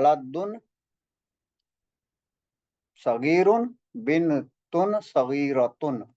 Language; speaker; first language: Arabic; non-native, fluent; Indonesian